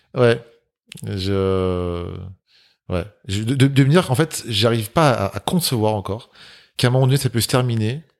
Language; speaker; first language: French; native; French